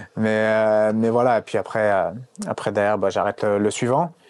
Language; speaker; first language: French; native; French